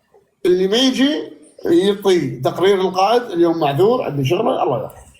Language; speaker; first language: Arabic; native; Arabic